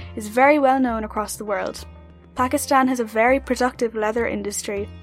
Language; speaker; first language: English; native; English